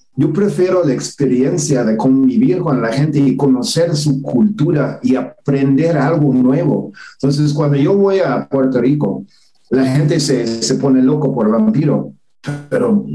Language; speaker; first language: Spanish; non-native, fluent; English